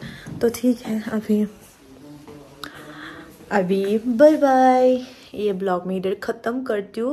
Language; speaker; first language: Hindi; non-native, local second language; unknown